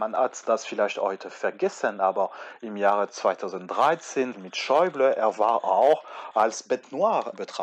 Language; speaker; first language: German; non-native, fluent; French